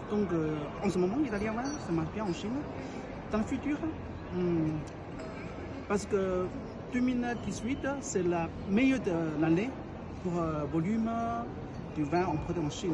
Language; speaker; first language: French; non-native, learner; Chinese